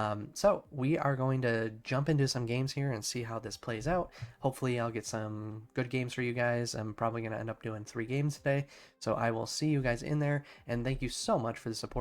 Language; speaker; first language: English; native; English